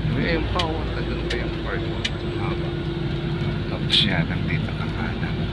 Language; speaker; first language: Filipino; native; Filipino